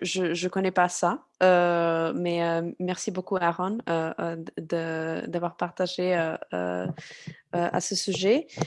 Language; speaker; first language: French; non-native, fluent; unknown